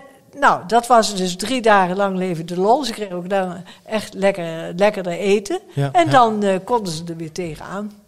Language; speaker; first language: Dutch; native; Dutch